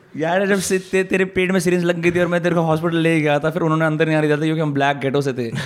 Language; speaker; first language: Hindi; native; Hindi